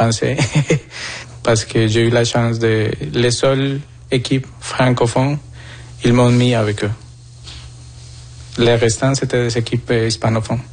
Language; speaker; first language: French; non-native, fluent; Spanish